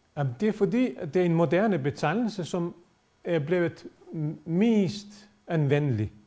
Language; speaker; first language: Danish; non-native, fluent; Bosnian